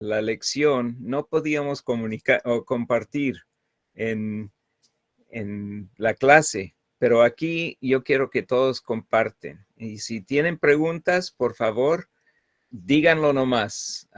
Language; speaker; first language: Spanish; non-native, fluent; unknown